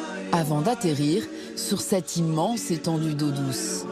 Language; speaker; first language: French; native; French